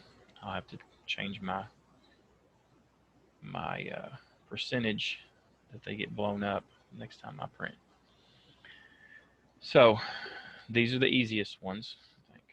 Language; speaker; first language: English; native; English